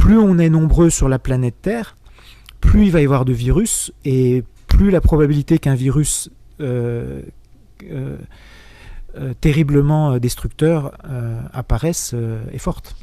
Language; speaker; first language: French; native; French